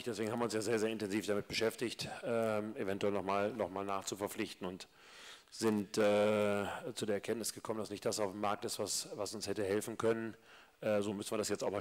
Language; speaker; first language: German; native; German